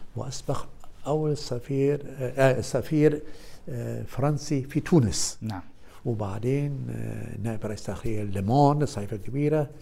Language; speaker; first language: Arabic; non-native, fluent; German